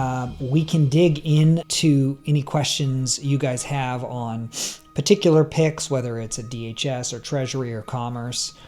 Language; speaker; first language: English; native; English